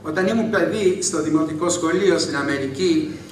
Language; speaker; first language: Greek; early bilingual, heritage; Greek